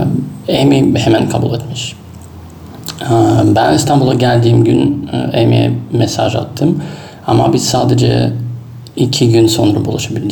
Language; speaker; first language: Turkish; non-native, fluent; Russian